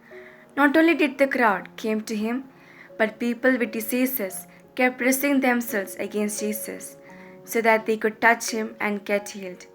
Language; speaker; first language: English; non-native, local second language; Malayalam